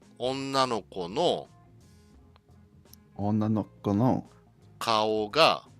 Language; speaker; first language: Japanese; non-native, learner; English